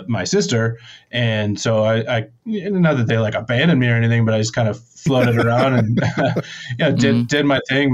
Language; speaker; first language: English; native; English